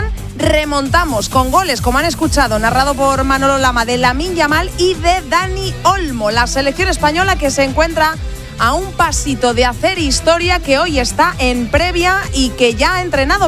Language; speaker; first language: Spanish; native; Spanish